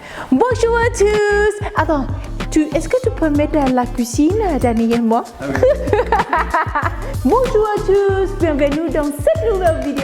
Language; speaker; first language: French; non-native, learner; Thai